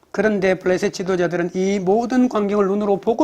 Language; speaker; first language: Korean; native; Korean